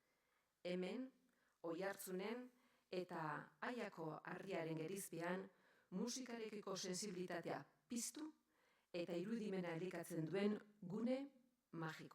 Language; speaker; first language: Basque; native; Basque